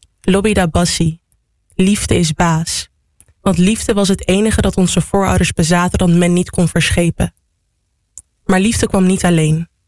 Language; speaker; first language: Dutch; native; Dutch